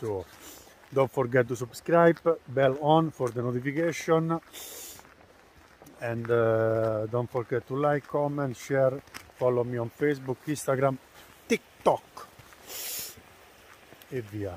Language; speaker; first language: English; non-native, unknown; Italian